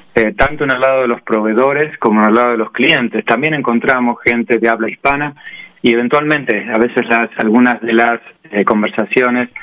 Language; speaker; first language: Spanish; native; Spanish